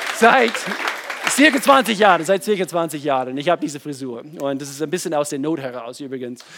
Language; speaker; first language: German; non-native, fluent; English